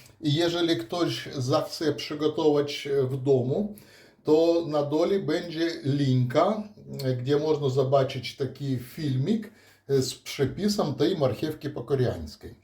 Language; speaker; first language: Polish; non-native, learner; Russian